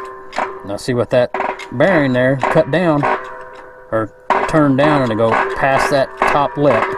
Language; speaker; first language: English; native; English